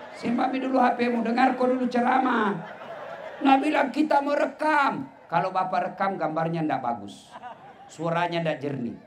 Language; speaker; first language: Indonesian; non-native, local second language; Buginese